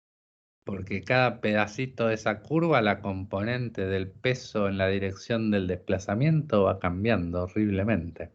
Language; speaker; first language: Spanish; native; Spanish